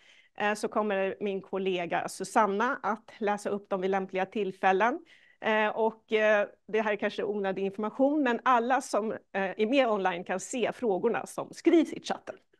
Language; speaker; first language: Swedish; native; Swedish